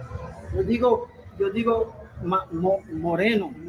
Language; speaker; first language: Spanish; non-native, learner; English